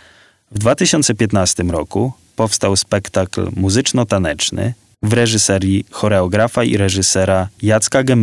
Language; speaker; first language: Polish; native; Polish